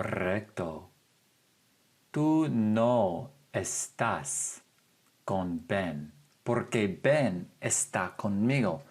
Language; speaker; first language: Spanish; non-native, fluent; English